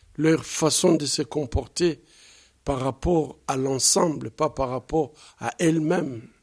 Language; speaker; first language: French; non-native, local second language; Swahili